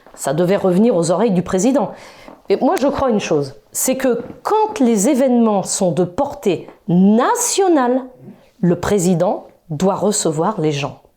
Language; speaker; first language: French; native; French